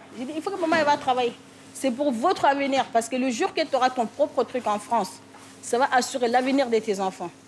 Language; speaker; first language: French; native; French